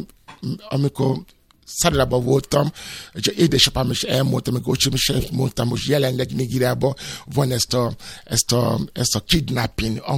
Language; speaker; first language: Hungarian; non-native, fluent; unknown